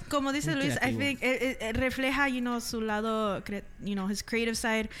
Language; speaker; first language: English; early bilingual, other home language; Spanish